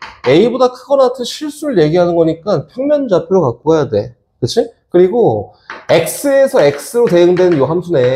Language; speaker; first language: Korean; native; Korean